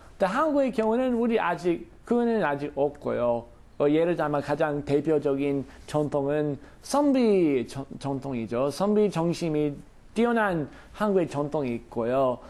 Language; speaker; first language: Korean; non-native, fluent; English